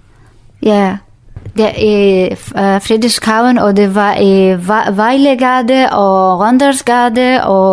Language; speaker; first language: Danish; non-native, learner; Kurdish